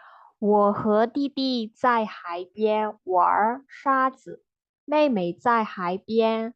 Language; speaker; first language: Chinese; non-native, fluent; Burmese